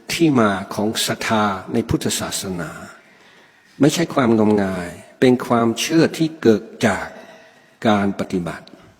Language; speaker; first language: Thai; non-native, fluent; English